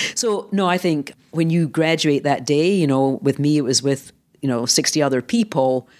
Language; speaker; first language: English; native; English